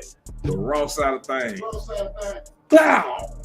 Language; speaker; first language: English; native; English